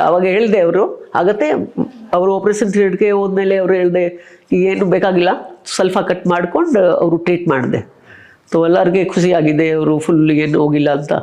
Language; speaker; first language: Kannada; non-native, local second language; Hindi